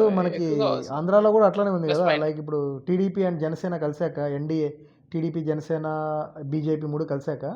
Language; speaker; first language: Telugu; native; Telugu